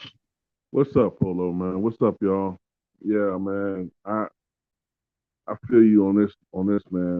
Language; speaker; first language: English; native; English